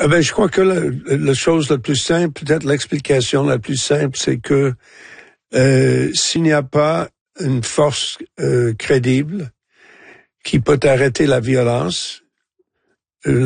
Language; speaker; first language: French; non-native, local second language; English